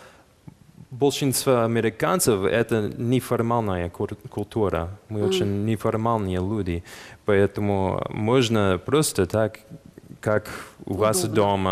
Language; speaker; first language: Russian; non-native, fluent; English